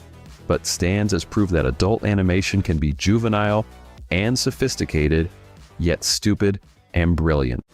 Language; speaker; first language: English; native; English